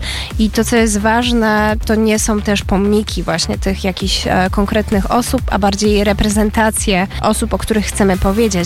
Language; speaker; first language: Polish; native; Polish